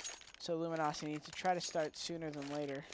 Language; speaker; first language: English; native; English